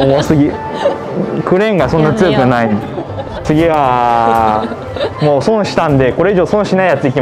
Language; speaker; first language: Japanese; native; Japanese